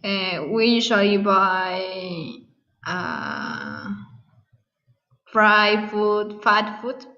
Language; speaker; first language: English; non-native, learner; Spanish